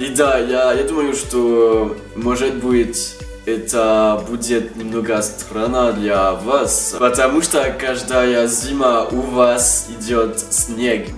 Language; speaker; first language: Russian; non-native, learner; French